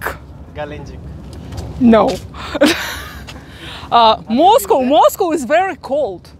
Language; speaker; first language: English; non-native, learner; Russian